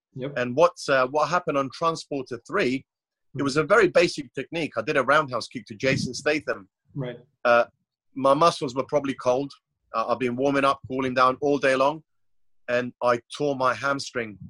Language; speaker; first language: English; non-native, fluent; Croatian